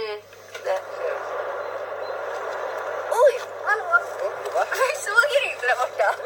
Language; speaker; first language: Swedish; native; Swedish